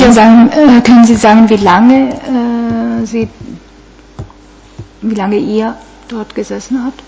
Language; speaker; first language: German; non-native, fluent; Italian